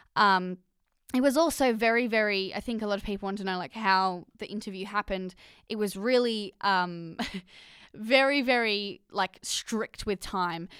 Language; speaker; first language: English; native; English